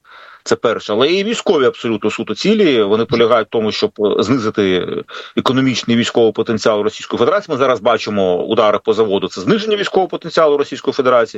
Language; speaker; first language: Ukrainian; native; Ukrainian